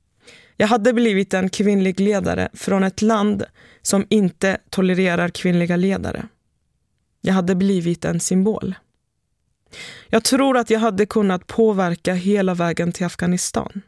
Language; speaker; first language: Swedish; early bilingual, other home language; Persian